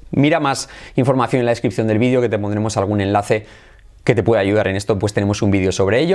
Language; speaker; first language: Spanish; native; Spanish